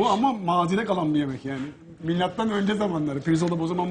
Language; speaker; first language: Turkish; native; Turkish